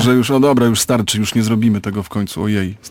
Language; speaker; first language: Polish; native; Polish